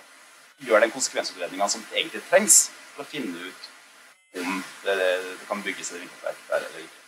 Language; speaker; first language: Norwegian; native; Norwegian